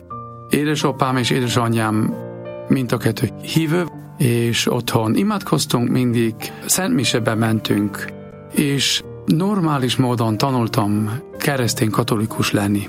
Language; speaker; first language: Hungarian; non-native, fluent; German